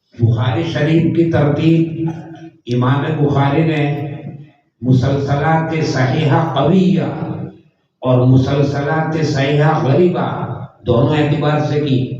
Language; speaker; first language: Urdu; non-native, local second language; Gujarati